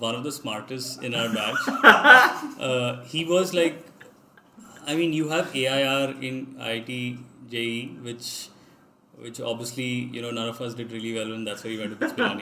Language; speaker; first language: English; non-native, local second language; Hindi